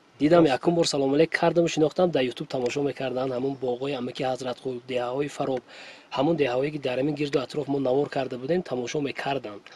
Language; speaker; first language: Tajik; native; Tajik